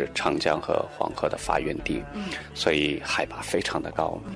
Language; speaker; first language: Chinese; non-native, local second language; Tibetan